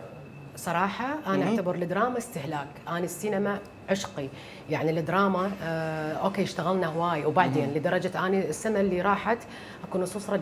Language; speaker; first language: Arabic; native; Arabic